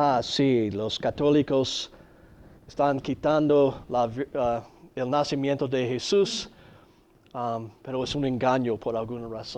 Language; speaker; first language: Spanish; non-native, fluent; English